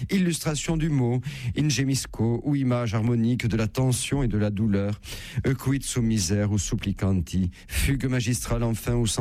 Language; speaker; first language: French; native; French